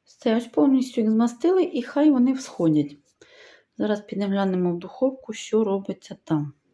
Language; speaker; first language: Ukrainian; non-native, local second language; Russian